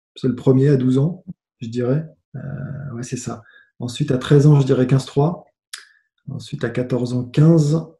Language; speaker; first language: French; native; French